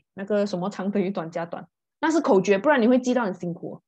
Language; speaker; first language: Chinese; native; Chinese